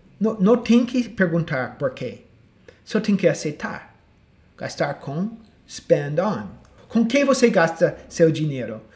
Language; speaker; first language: Portuguese; non-native, fluent; English